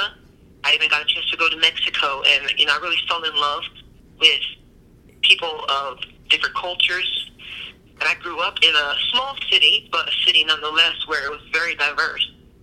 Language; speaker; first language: English; native; English